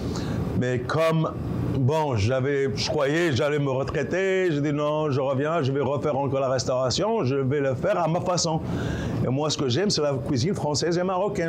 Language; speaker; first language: French; non-native, local second language; Arabic